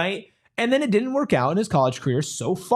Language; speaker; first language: English; native; English